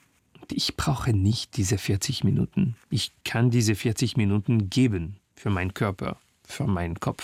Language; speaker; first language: German; non-native, fluent; French